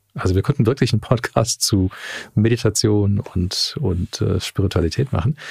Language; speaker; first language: German; early bilingual, heritage; English